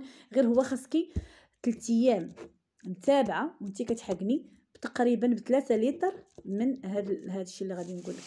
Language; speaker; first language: Arabic; native; Arabic